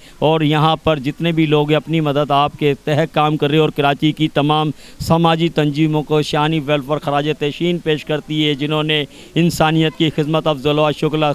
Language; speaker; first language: Urdu; native; Urdu